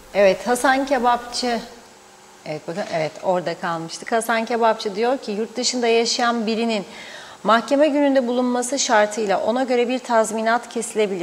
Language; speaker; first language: Turkish; native; Turkish